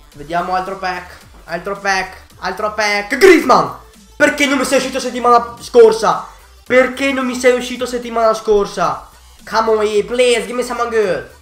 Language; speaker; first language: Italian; native; Italian